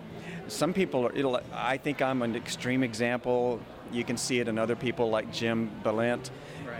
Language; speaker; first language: English; native; English